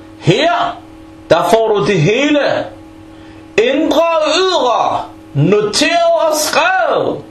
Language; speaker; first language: Danish; non-native, fluent; Arabic